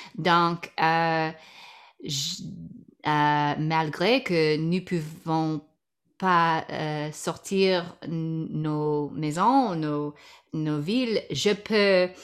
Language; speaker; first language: French; non-native, learner; English